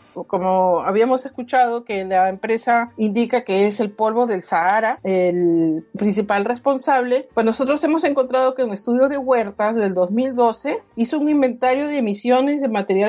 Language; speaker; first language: Spanish; native; Spanish